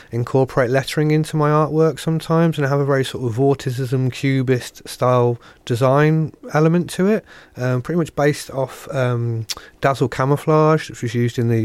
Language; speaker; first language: English; native; English